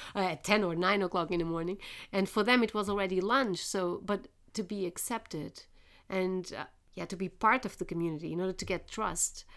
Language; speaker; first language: English; non-native, fluent; Portuguese